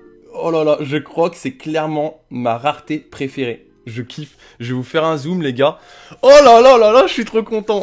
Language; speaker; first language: French; native; French